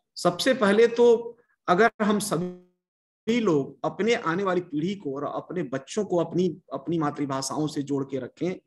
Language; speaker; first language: Hindi; non-native, local second language; Bhojpuri